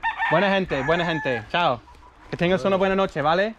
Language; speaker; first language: Spanish; non-native, fluent; English